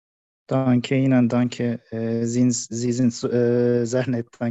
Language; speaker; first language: German; non-native, learner; Turkish